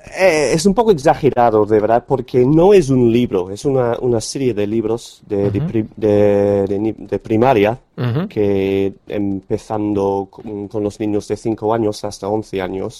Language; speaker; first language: Spanish; non-native, fluent; English